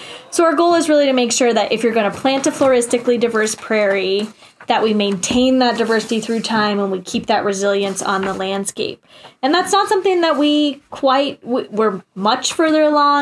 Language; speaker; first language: English; native; English